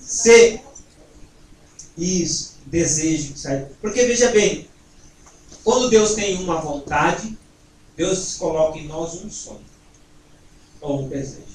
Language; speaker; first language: Portuguese; native; Portuguese